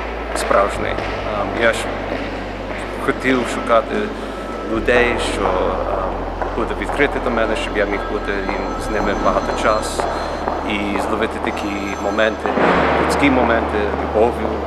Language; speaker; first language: Ukrainian; early bilingual, heritage; English